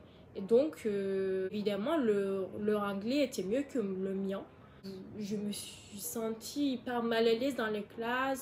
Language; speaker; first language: French; non-native, learner; Turkish